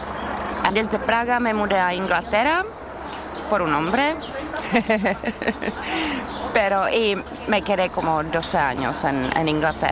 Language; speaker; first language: Spanish; non-native, fluent; Czech